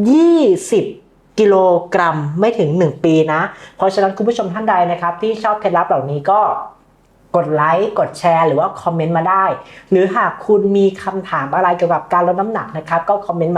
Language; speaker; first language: Thai; native; Thai